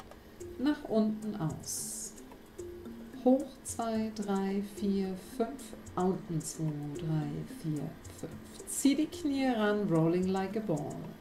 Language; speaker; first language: German; native; German